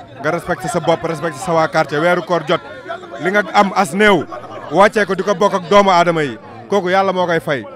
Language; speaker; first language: Wolof; native; Wolof